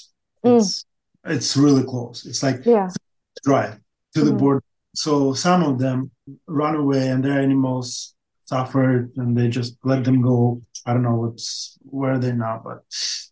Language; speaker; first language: English; non-native, fluent; Ukrainian